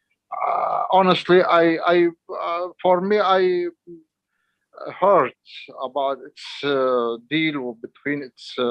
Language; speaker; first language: English; non-native, learner; Arabic